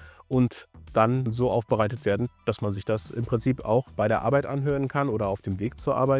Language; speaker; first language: German; native; German